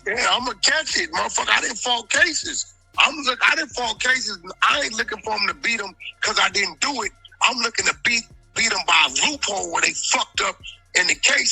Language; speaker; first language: English; native; English